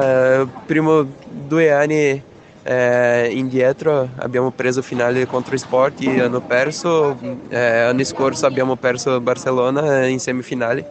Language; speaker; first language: Italian; non-native, fluent; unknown